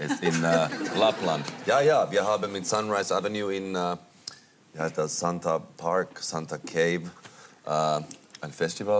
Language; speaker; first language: German; non-native, learner; Finnish